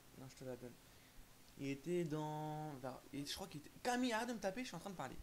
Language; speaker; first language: French; native; French